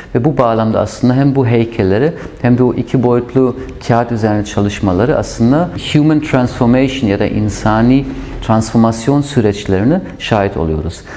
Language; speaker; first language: Turkish; non-native, fluent; German